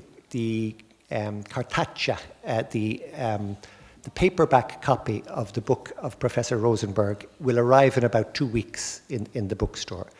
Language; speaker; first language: English; native; English